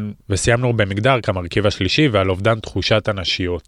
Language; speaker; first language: Hebrew; native; Hebrew